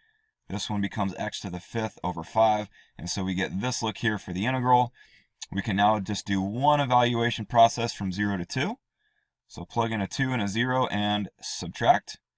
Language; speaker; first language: English; native; English